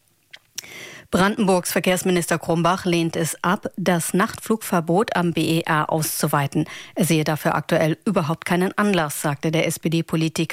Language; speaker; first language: German; native; German